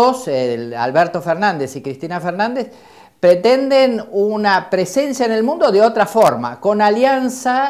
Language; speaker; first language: Spanish; native; Spanish